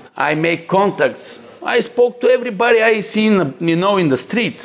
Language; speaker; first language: English; non-native, learner; Bulgarian